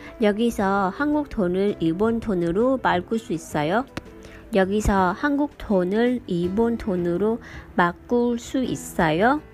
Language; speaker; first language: Korean; non-native, fluent; Vietnamese